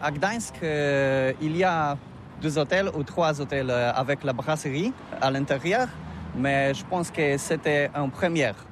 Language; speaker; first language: French; non-native, learner; Polish